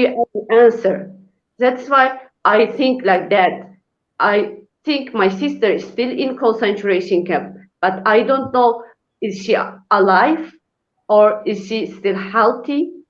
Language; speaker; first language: English; non-native, learner; Uyghur